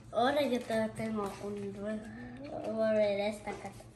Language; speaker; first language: Spanish; early bilingual, heritage; Spanish